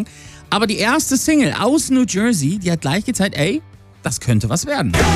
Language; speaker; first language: German; native; German